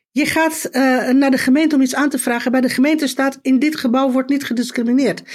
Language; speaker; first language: Dutch; non-native, fluent; Romanian